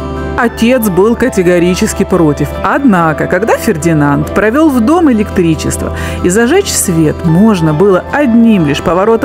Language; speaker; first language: Russian; native; Russian